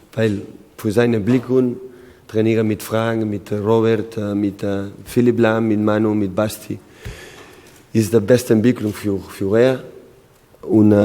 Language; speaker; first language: German; non-native, learner; Spanish